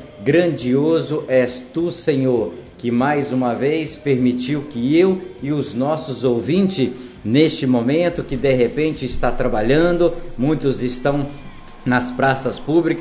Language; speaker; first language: Portuguese; native; Portuguese